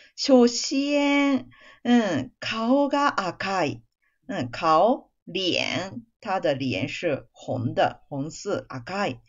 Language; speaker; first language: Chinese; non-native, fluent; Japanese